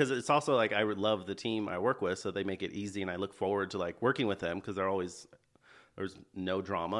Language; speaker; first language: English; native; English